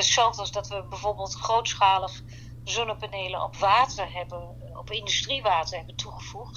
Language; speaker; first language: Dutch; native; Dutch